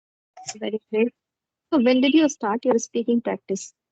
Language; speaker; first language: English; non-native, learner; Hindi